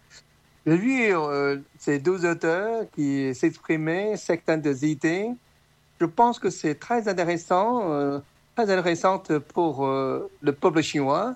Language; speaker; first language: French; non-native, fluent; Chinese